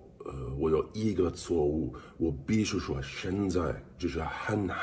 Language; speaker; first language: Chinese; non-native, learner; English